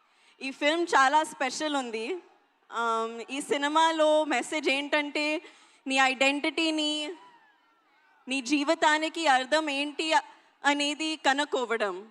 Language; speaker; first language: Telugu; non-native, learner; Hindi